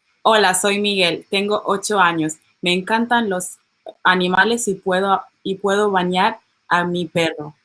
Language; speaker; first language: Spanish; non-native, learner; English